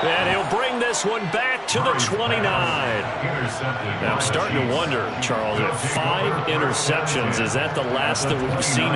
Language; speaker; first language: English; native; English